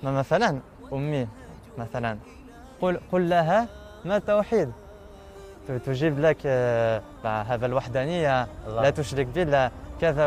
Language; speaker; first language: Arabic; non-native, learner; French